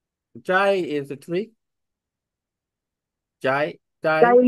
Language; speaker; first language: English; non-native, learner; Korean